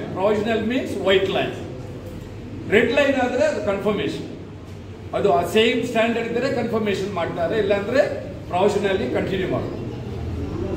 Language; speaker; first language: Kannada; non-native, local second language; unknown